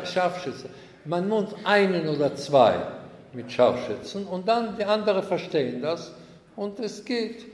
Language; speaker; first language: German; non-native, fluent; Hebrew